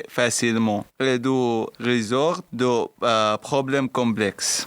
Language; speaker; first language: French; non-native, learner; Arabic